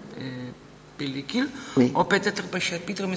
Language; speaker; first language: French; non-native, learner; Catalan